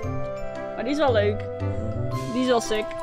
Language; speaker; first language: Dutch; native; Dutch